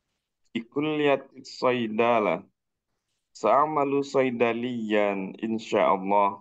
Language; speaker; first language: Arabic; non-native, learner; Indonesian